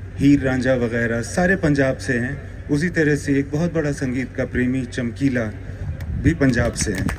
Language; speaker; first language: Hindi; native; Hindi